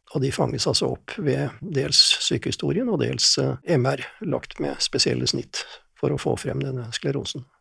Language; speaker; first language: Norwegian; native; Norwegian